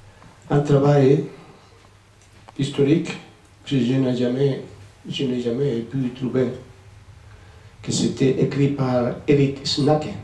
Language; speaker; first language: French; non-native, fluent; Spanish